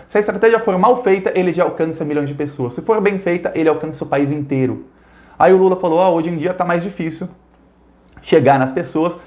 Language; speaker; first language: Portuguese; native; Portuguese